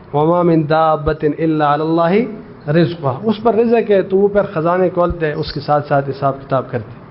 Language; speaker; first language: Urdu; non-native, local second language; Pashto